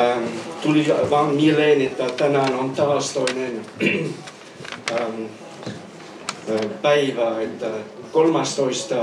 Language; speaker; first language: Finnish; non-native, fluent; French